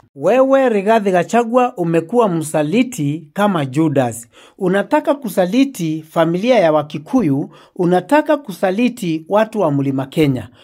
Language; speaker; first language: Swahili; non-native, local second language; Meru